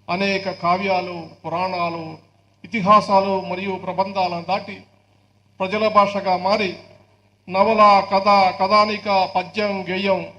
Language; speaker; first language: Telugu; native; Telugu